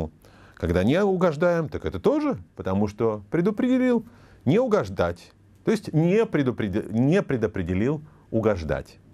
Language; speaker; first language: Russian; native; Russian